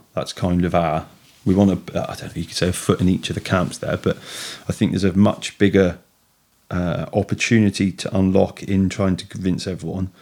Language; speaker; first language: English; native; English